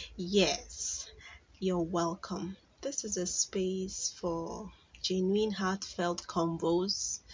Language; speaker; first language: English; non-native, local second language; Igbo